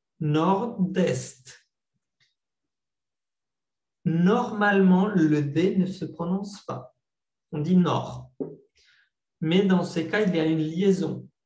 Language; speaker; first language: French; non-native, fluent; Spanish